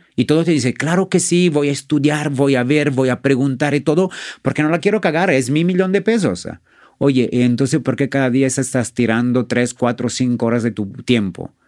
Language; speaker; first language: Spanish; non-native, fluent; Italian